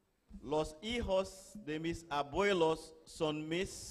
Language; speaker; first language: Spanish; non-native, fluent; English